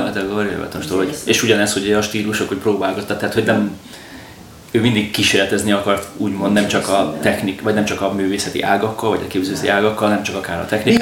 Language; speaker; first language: Hungarian; native; Hungarian